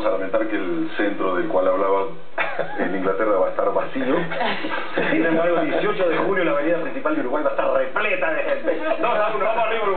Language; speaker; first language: Spanish; native; Spanish